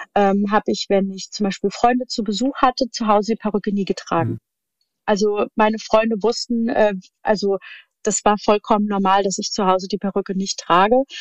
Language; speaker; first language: German; native; German